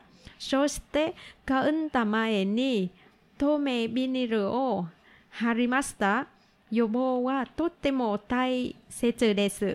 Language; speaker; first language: Japanese; non-native, learner; Vietnamese